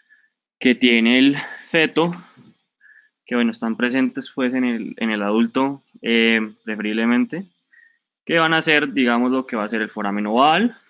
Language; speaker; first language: Spanish; native; Spanish